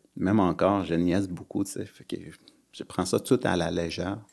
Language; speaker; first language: French; early bilingual, other home language; Persian